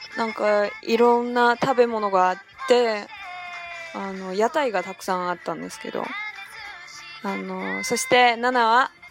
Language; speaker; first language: Japanese; non-native, fluent; Chinese